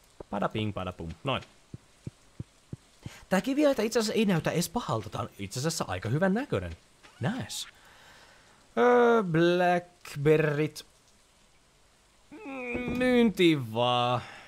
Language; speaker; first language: Finnish; native; Finnish